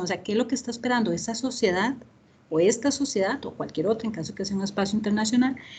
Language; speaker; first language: Spanish; native; Spanish